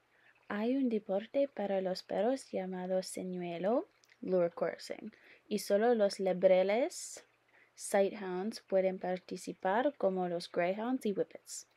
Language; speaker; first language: Spanish; non-native, learner; English